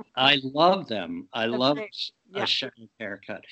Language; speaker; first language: English; native; English